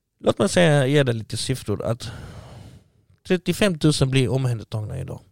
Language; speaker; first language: Swedish; early bilingual, other home language; Arabic